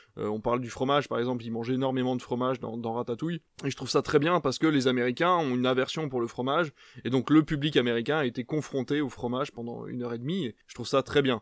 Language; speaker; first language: French; native; French